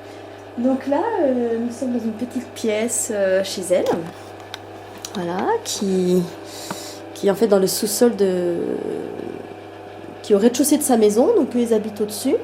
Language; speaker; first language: French; native; French